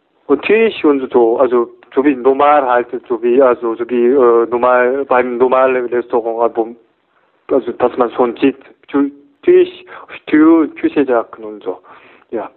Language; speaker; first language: German; non-native, learner; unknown